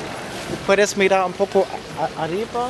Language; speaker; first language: Spanish; non-native, learner; German